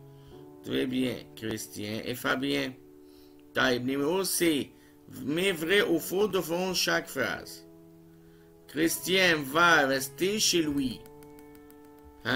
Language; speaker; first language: French; non-native, fluent; Arabic